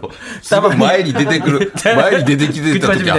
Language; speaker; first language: Japanese; native; Japanese